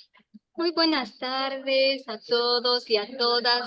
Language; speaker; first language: Spanish; native; Spanish